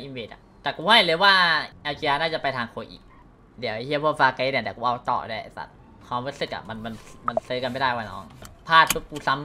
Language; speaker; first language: Thai; native; Thai